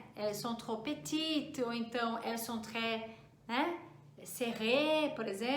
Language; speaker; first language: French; non-native, fluent; Portuguese